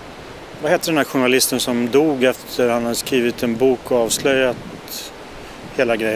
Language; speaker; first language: Swedish; native; Swedish